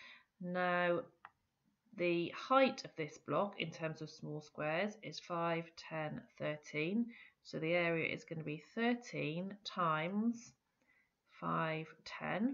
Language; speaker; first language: English; native; English